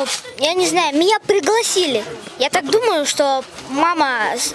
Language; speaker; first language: Russian; non-native, local second language; Kyrgyz